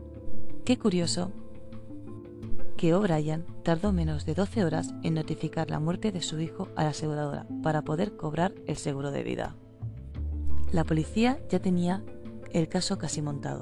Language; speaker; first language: Spanish; native; Spanish